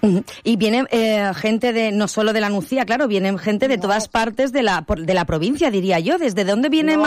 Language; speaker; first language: Spanish; native; Spanish